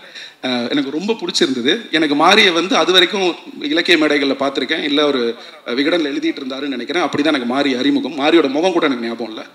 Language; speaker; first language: Tamil; native; Tamil